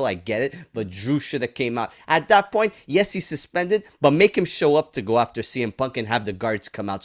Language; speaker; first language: English; native; English